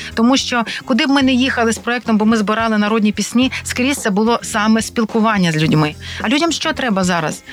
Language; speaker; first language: Ukrainian; native; Ukrainian